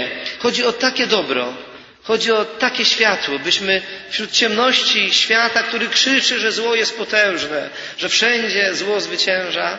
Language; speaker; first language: Polish; native; Polish